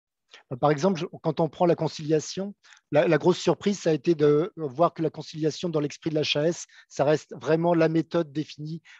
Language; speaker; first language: French; native; French